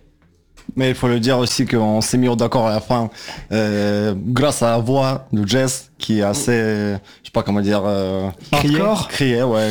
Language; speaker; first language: French; non-native, fluent; Russian